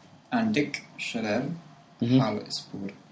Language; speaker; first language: Arabic; non-native, learner; English